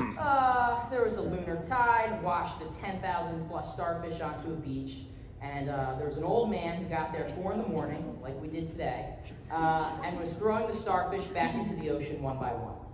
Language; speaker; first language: English; native; English